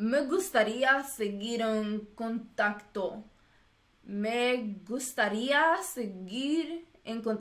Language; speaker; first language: Spanish; non-native, learner; English